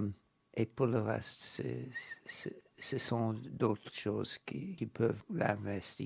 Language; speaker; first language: French; non-native, fluent; English